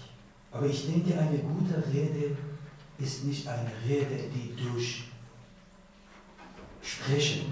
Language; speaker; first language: German; non-native, learner; Persian